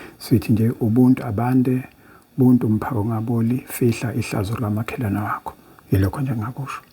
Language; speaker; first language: Zulu; native; Zulu